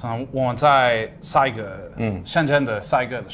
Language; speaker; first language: Chinese; non-native, fluent; English